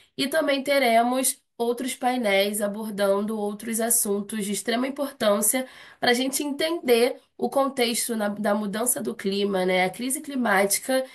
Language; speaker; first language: Portuguese; native; Portuguese